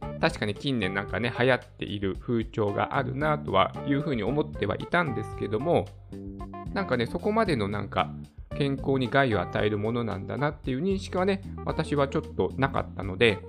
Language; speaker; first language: Japanese; native; Japanese